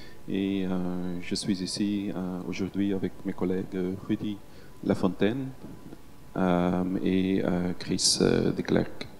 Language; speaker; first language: French; non-native, local second language; Dutch